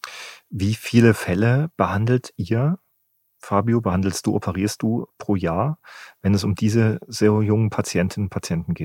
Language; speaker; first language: German; native; German